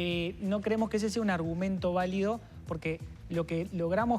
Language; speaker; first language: Spanish; native; Spanish